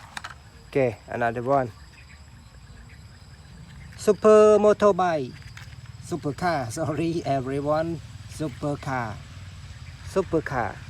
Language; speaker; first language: English; non-native, local second language; Indonesian